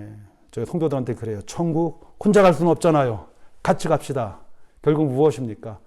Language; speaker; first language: Korean; native; Korean